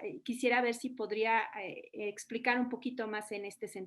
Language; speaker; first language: Spanish; native; Spanish